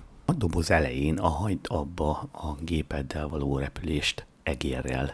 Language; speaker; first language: Hungarian; native; Hungarian